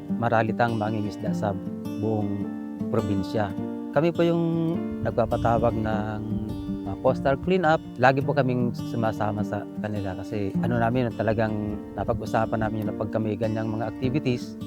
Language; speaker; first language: Filipino; non-native, local second language; Bikol